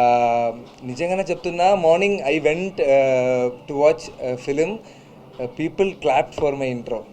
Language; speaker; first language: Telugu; non-native, learner; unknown